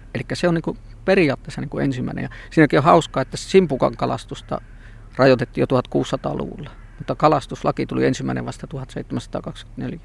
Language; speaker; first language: Finnish; native; Finnish